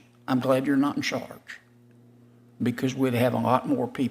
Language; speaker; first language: English; native; English